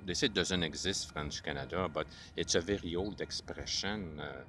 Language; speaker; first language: English; non-native, fluent; French